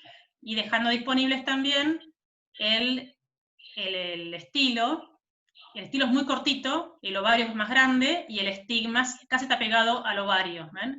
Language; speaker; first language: Spanish; native; Spanish